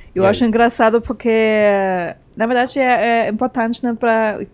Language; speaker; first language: Portuguese; non-native, fluent; German